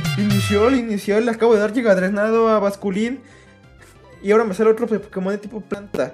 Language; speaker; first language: Spanish; native; Spanish